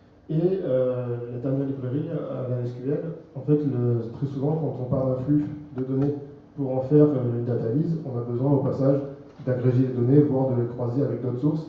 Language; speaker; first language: French; native; French